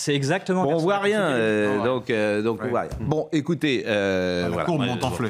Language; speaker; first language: French; native; French